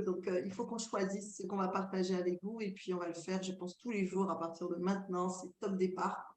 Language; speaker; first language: French; native; French